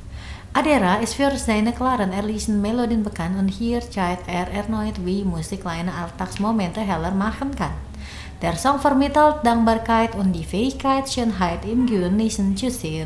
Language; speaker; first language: German; non-native, fluent; Indonesian